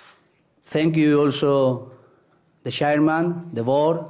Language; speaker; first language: English; non-native, learner; Spanish